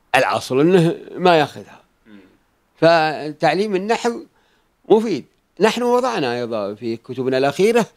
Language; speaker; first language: Arabic; native; Arabic